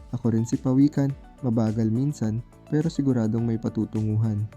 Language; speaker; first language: Filipino; native; Filipino